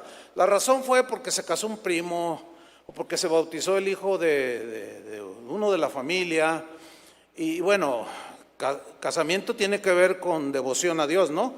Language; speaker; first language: Spanish; native; Spanish